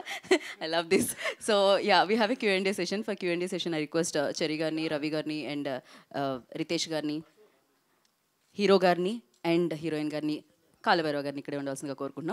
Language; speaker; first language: Telugu; native; Telugu